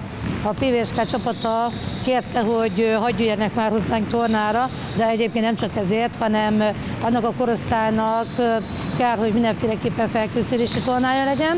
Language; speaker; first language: Hungarian; native; Hungarian